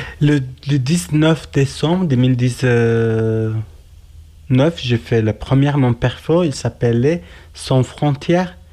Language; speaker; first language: French; non-native, learner; Kurdish